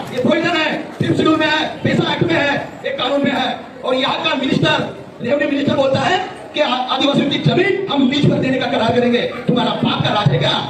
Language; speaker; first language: Hindi; non-native, local second language; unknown